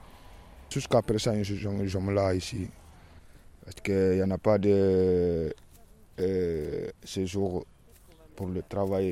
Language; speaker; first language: French; non-native, learner; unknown